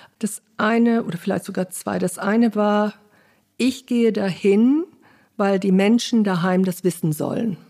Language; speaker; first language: German; early bilingual, other home language; English